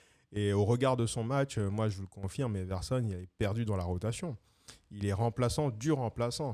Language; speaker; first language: French; native; French